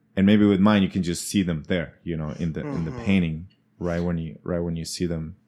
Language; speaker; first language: English; non-native, fluent; Spanish